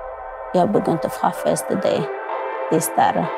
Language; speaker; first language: Danish; non-native, fluent; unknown